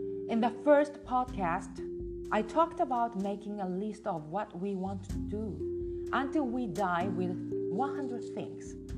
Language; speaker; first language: English; non-native, fluent; Japanese